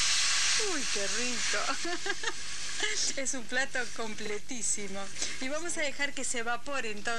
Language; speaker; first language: Spanish; native; Spanish